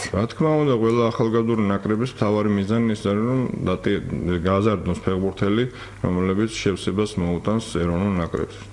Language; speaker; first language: Georgian; native; Georgian